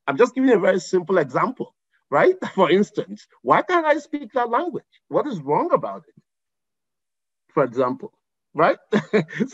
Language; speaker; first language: English; non-native, local second language; Igbo